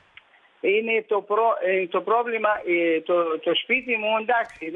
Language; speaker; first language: Greek; early bilingual, heritage; Greek